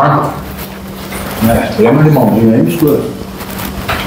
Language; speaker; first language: Portuguese; native; Portuguese